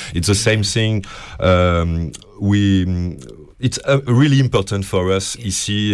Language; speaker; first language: English; non-native, learner; French